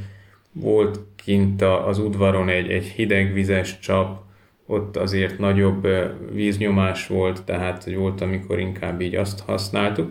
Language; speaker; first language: Hungarian; native; Hungarian